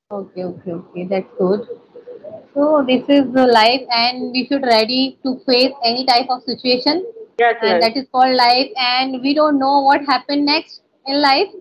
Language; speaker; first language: English; non-native, local second language; Hindi